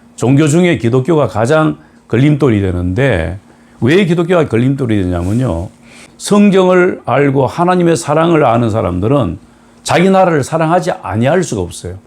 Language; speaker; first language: Korean; native; Korean